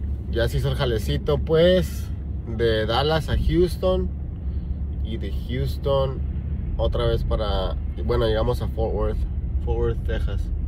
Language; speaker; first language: Spanish; early bilingual, heritage; Spanish